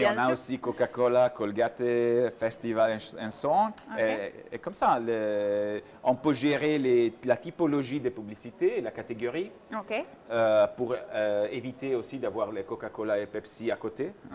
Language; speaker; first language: French; non-native, learner; Italian